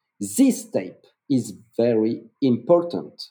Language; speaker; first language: English; non-native, fluent; French